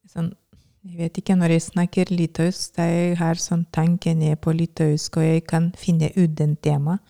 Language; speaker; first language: Norwegian; non-native, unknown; Lithuanian